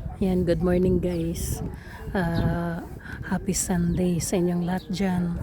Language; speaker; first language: Filipino; native; Filipino